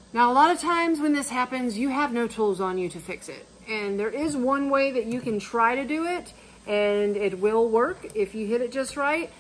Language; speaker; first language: English; native; English